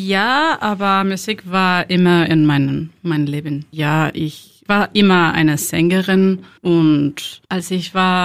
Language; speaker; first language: German; non-native, learner; Spanish